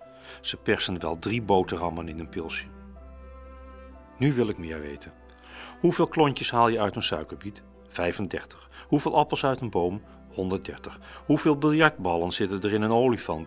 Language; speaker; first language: Dutch; native; Dutch